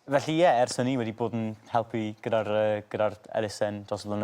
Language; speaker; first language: Welsh; native; Welsh